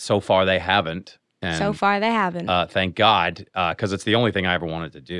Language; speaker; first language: English; native; English